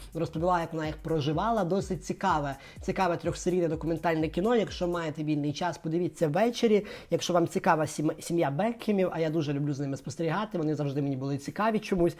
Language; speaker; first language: Ukrainian; non-native, local second language; Russian